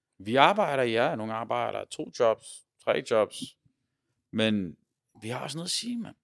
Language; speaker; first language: Danish; early bilingual, other home language; Arabic